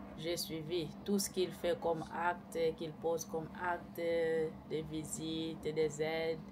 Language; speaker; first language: French; non-native, local second language; Lingala